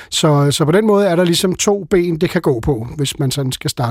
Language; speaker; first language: Danish; native; Danish